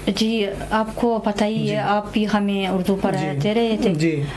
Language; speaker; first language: Hindi; non-native, fluent; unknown